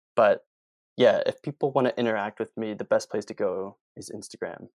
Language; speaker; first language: English; native; English